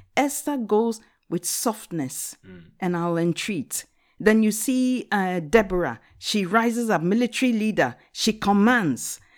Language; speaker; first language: English; non-native, local second language; Akan